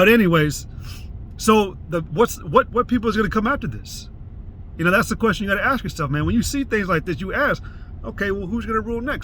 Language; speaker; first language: English; native; English